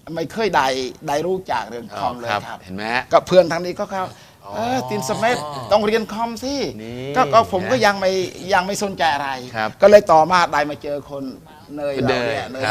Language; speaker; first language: Thai; non-native, fluent; Khmer